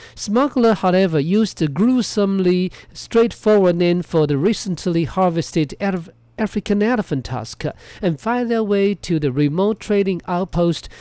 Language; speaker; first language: English; non-native, fluent; Chinese